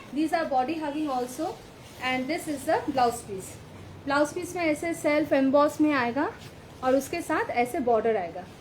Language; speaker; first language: Hindi; non-native, local second language; Bangla